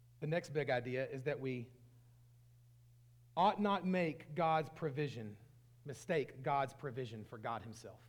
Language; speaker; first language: English; native; English